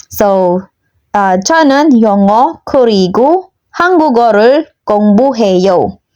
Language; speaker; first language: Korean; non-native, learner; Filipino